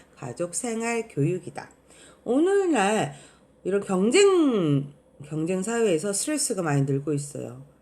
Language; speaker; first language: Korean; native; Korean